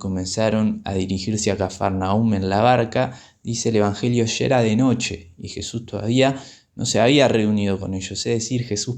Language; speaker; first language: Spanish; native; Spanish